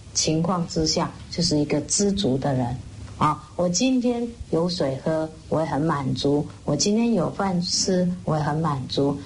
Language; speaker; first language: Chinese; native; Chinese